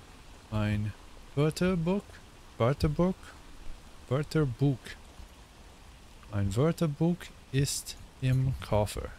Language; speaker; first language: German; non-native, learner; English